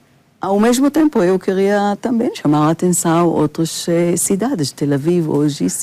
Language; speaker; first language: Portuguese; non-native, fluent; Hebrew